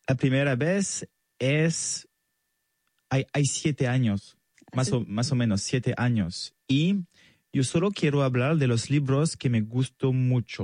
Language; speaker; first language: Spanish; non-native, learner; French